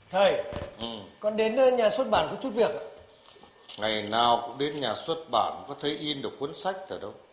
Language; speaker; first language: Vietnamese; native; Vietnamese